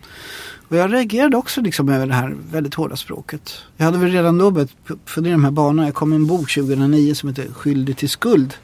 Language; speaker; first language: Swedish; native; Swedish